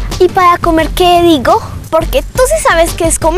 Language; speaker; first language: Spanish; native; Spanish